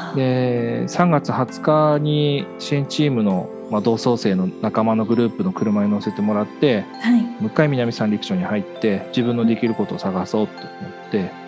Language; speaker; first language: Japanese; native; Japanese